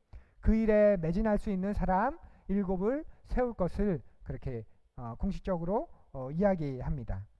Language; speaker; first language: Korean; native; Korean